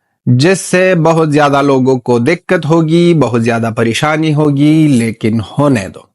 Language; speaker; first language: Hindi; non-native, fluent; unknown